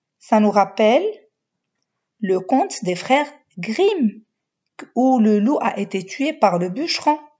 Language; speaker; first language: French; non-native, local second language; Arabic